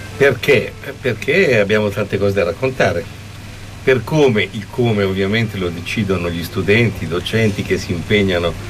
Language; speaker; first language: Italian; native; Italian